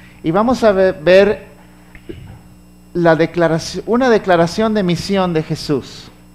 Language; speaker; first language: Spanish; native; Spanish